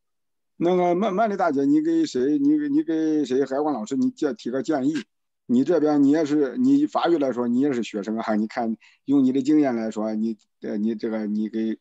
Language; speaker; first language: Chinese; native; Chinese